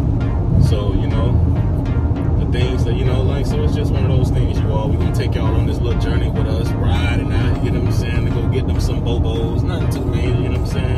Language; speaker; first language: English; native; English